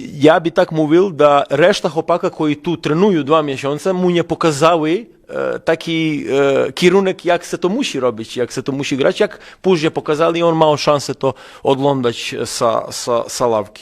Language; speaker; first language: Polish; non-native, learner; Serbian